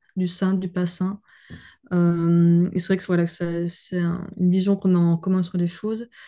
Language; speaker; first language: French; native; French